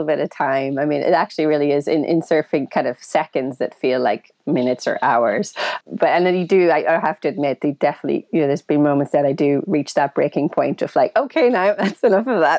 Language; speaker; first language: English; native; English